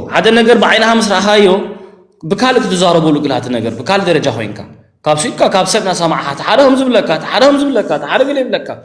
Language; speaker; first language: Tigrinya; early bilingual, heritage; Tigrinya